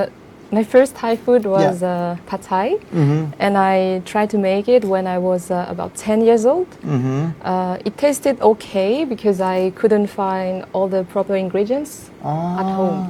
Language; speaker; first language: English; non-native, fluent; French